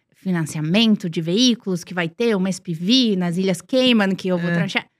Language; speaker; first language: Portuguese; non-native, fluent; Serbian